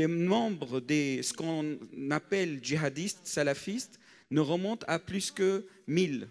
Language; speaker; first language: French; non-native, fluent; Arabic